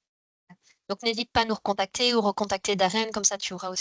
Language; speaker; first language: French; native; French